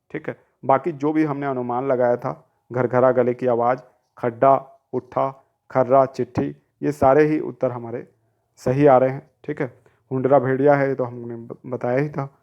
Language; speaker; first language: Hindi; native; Hindi